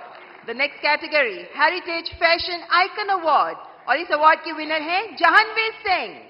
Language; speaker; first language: Hindi; native; Hindi